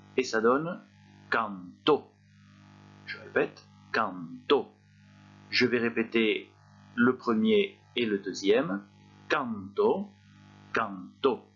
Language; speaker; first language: French; native; French